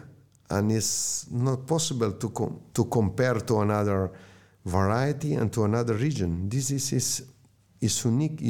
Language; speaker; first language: English; non-native, learner; Slovenian